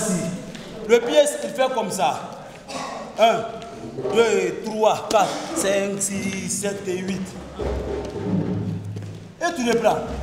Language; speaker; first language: French; non-native, fluent; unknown